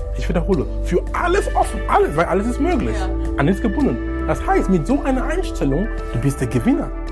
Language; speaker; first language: German; non-native, fluent; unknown